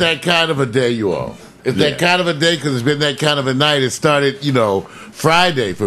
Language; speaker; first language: English; native; English